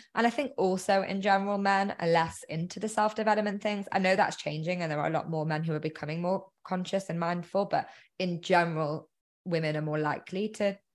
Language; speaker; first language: English; native; English